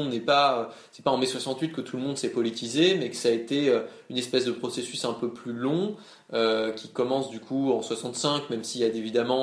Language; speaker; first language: French; native; French